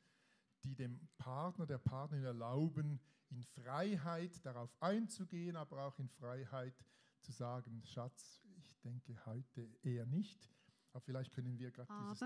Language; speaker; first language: German; native; German